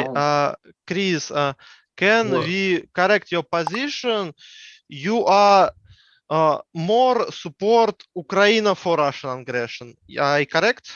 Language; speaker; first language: English; non-native, learner; Russian